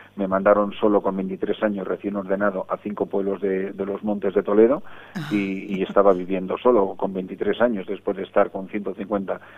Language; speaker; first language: Spanish; early bilingual, other home language; English